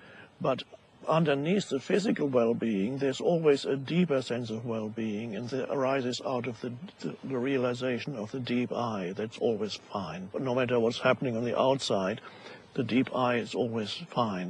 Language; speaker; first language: English; non-native, fluent; German